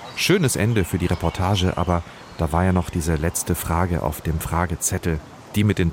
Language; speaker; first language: German; native; German